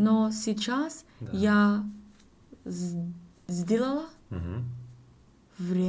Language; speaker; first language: Russian; non-native, learner; English